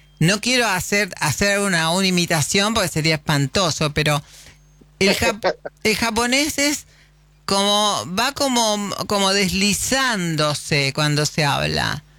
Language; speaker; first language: Spanish; native; Spanish